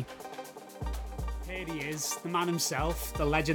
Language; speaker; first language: English; native; English